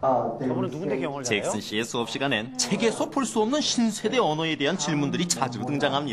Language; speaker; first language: Korean; native; Korean